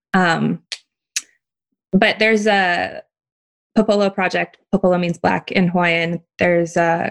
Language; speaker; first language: English; native; English